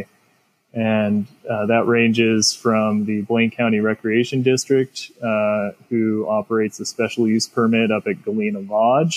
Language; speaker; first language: English; native; English